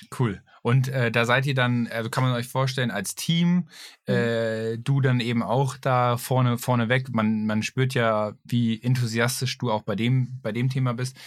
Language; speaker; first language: German; native; German